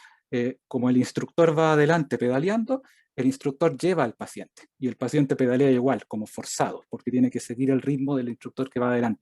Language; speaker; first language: Spanish; native; Spanish